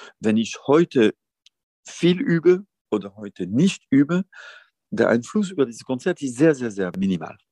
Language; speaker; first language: German; non-native, fluent; French